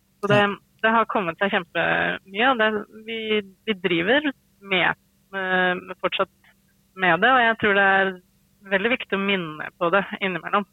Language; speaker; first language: Norwegian; native; Norwegian